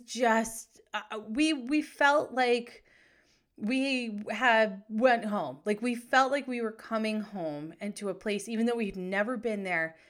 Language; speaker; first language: English; native; English